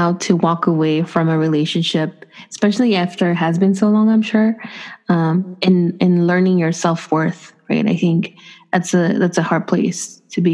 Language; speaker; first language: English; non-native, fluent; Spanish